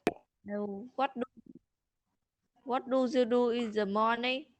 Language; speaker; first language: English; non-native, learner; Vietnamese